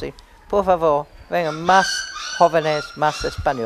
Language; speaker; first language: Spanish; non-native, fluent; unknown